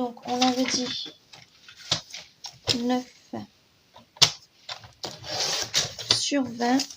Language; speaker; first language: French; native; French